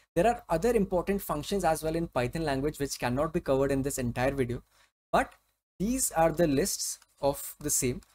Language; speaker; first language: English; non-native, local second language; Hindi